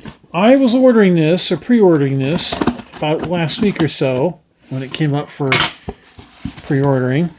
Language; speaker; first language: English; native; English